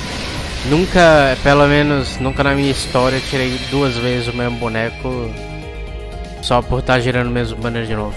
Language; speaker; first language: Portuguese; native; Portuguese